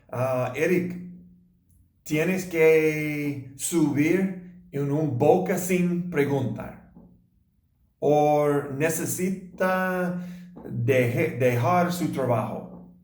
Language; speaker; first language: Spanish; non-native, learner; English